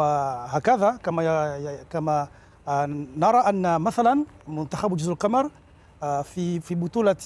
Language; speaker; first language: Arabic; non-native, local second language; Comorian